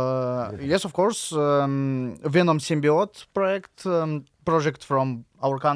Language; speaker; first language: English; non-native, learner; Russian